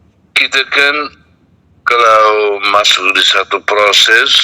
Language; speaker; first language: Indonesian; non-native, fluent; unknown